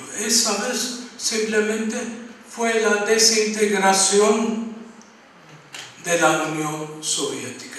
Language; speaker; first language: Spanish; non-native, fluent; Armenian